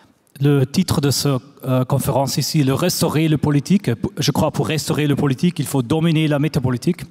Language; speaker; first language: French; non-native, fluent; German